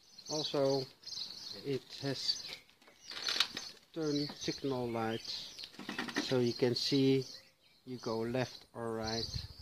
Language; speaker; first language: English; non-native, learner; Dutch